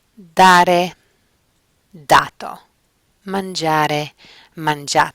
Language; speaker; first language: Italian; non-native, fluent; English